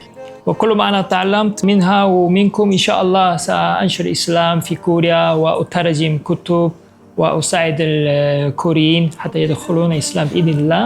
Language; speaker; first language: Arabic; non-native, fluent; Korean